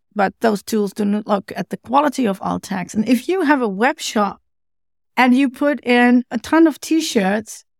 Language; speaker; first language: English; non-native, fluent; Dutch